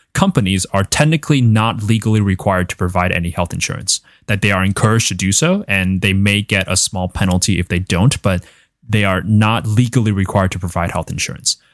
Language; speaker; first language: English; non-native, fluent; Chinese